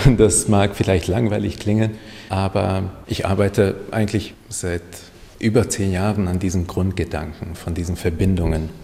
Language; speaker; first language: German; non-native, fluent; Hungarian